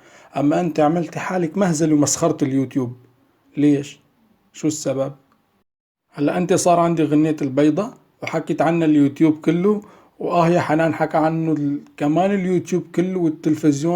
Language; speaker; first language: Arabic; native; Arabic